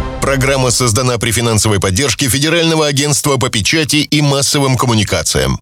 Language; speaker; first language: Russian; native; Russian